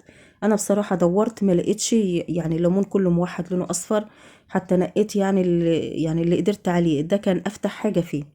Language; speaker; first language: Arabic; native; Arabic